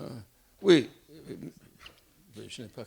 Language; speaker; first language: French; non-native, fluent; English